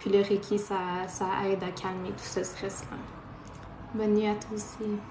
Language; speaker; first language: French; non-native, local second language; Portuguese